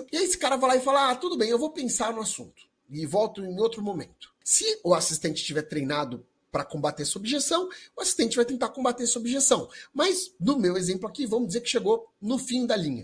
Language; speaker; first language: Portuguese; native; Portuguese